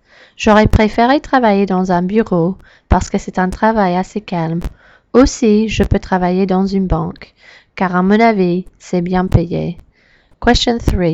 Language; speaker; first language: French; non-native, learner; English